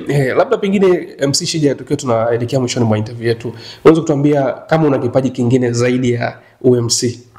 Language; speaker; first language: Swahili; native; Swahili